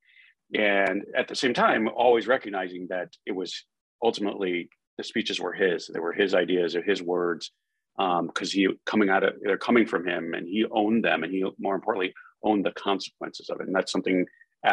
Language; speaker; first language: English; native; English